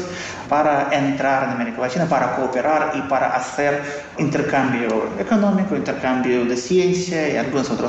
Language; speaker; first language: Spanish; non-native, fluent; Russian